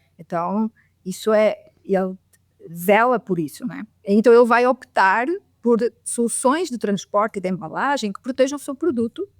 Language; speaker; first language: Portuguese; native; Portuguese